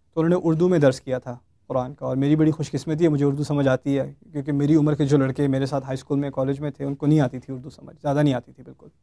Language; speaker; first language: Urdu; early bilingual, heritage; Urdu